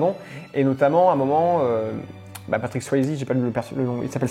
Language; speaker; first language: French; native; French